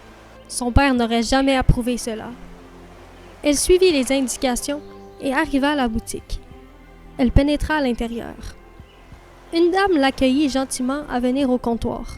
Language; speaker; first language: French; native; French